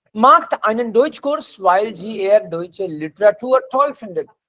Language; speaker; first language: German; non-native, fluent; Hindi